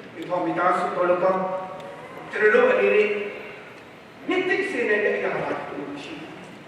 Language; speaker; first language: Burmese; non-native, local second language; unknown